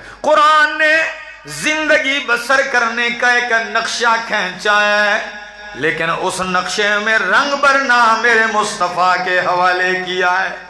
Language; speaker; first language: Urdu; non-native, local second language; Pashto